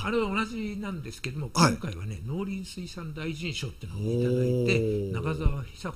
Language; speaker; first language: Japanese; native; Japanese